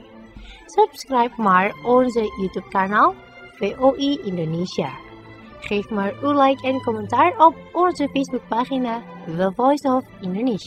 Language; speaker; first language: Dutch; non-native, fluent; Indonesian